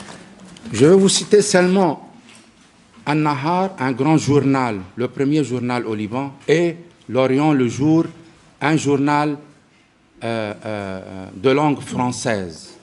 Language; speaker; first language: French; non-native, local second language; Arabic